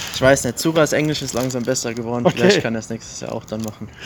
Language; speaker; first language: German; non-native, fluent; English